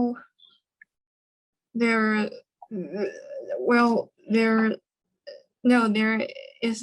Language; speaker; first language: English; non-native, learner; Chinese